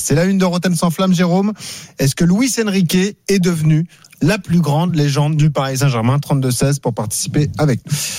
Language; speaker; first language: French; native; French